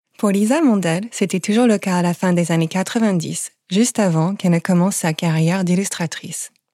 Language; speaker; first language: French; non-native, fluent; English